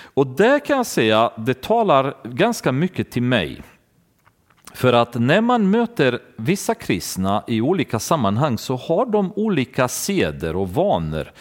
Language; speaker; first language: Swedish; non-native, fluent; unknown